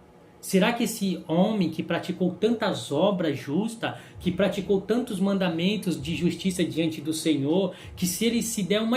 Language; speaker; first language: Portuguese; native; Portuguese